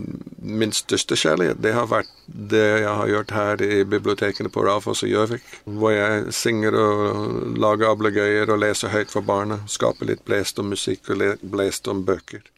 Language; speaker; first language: Norwegian; non-native, fluent; English